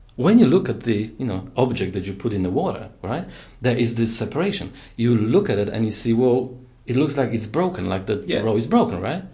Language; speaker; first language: English; non-native, fluent; Polish